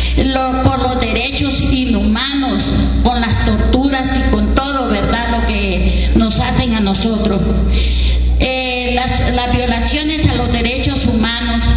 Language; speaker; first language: Spanish; native; Spanish